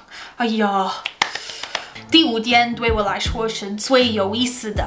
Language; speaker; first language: Chinese; non-native, fluent; English